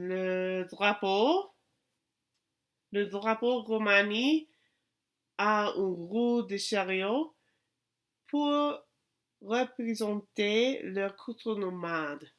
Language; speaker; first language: French; non-native, learner; English